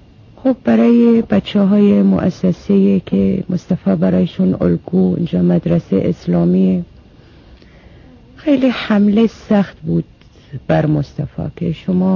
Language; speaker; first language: Persian; non-native, fluent; Arabic